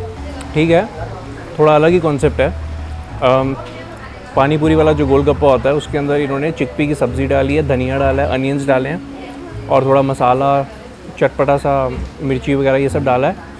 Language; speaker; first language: Hindi; native; Hindi